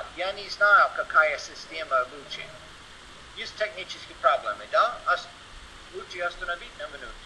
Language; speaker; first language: Russian; non-native, learner; English